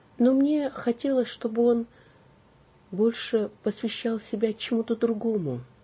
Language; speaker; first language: Russian; non-native, local second language; Armenian